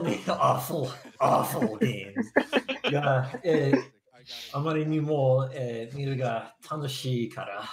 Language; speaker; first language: Japanese; non-native, learner; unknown